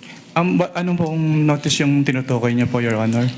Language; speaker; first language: Filipino; native; Filipino